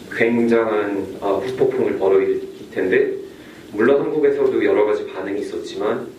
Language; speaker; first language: Korean; native; Korean